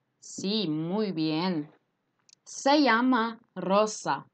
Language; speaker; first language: Spanish; non-native, fluent; Turkish